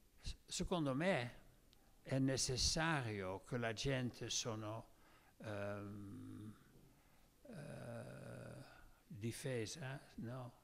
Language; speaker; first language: Italian; non-native, learner; Dutch